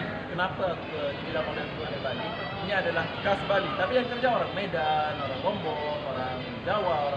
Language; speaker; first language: Indonesian; non-native, local second language; Sasak